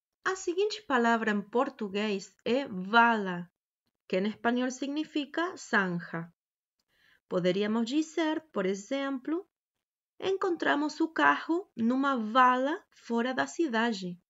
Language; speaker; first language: Portuguese; non-native, fluent; Spanish